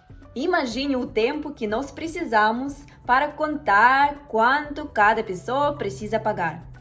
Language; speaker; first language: Portuguese; non-native, fluent; Russian